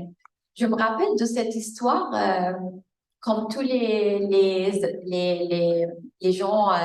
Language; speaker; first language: French; non-native, fluent; Arabic